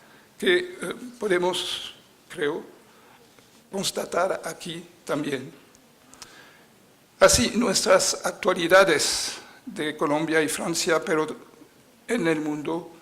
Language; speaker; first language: Spanish; non-native, fluent; French